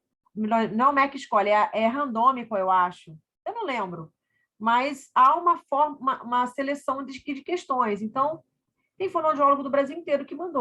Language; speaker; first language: Portuguese; native; Portuguese